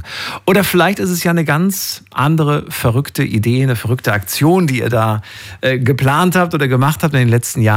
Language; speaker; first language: German; native; German